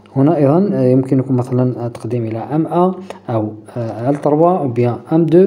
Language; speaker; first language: French; non-native, local second language; Arabic